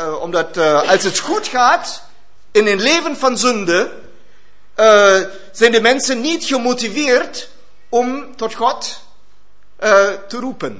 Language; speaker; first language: Dutch; non-native, learner; German